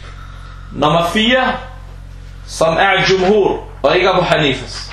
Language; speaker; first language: Danish; non-native, fluent; Arabic